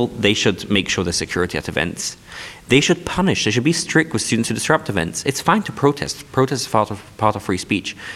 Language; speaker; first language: English; non-native, local second language; Yiddish